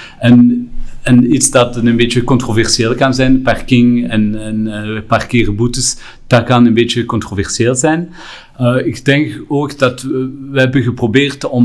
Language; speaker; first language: Dutch; non-native, local second language; French